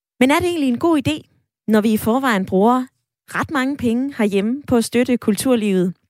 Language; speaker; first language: Danish; native; Danish